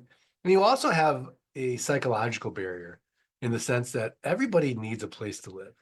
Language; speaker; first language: English; native; English